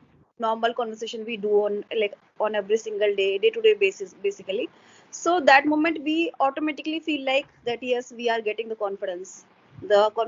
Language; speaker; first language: English; non-native, local second language; Hindi